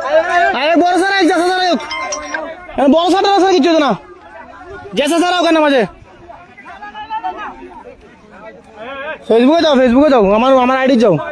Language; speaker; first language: Hindi; non-native, learner; Bangla